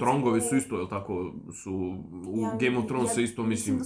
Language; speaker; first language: Serbian; native; Serbian